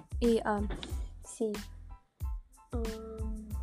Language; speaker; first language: Spanish; non-native, learner; English